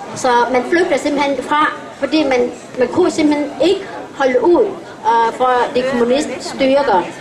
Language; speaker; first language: Danish; non-native, fluent; Vietnamese